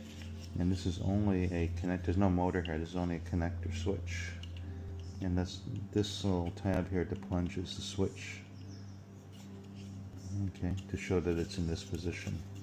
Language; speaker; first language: English; native; English